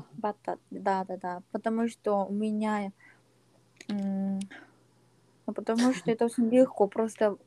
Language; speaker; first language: Russian; non-native, learner; Korean